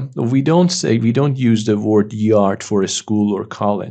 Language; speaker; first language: English; non-native, fluent; Persian